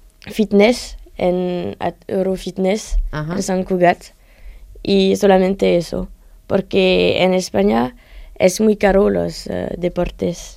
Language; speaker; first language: Spanish; non-native, learner; French